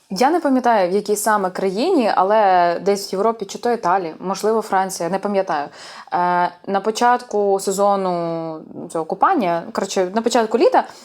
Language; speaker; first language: Ukrainian; native; Ukrainian